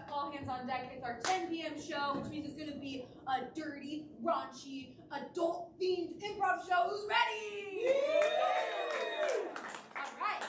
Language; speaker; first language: English; native; English